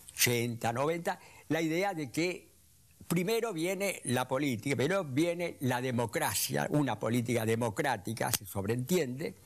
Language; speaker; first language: Spanish; native; Spanish